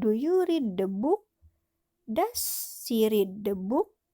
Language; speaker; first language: English; non-native, learner; Indonesian